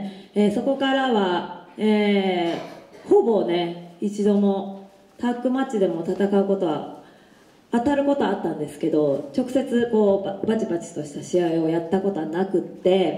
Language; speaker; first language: Japanese; native; Japanese